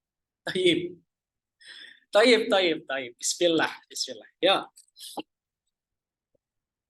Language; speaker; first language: Arabic; non-native, fluent; Indonesian